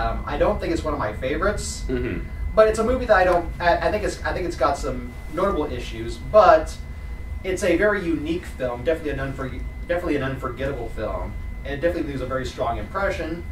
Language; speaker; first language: English; native; English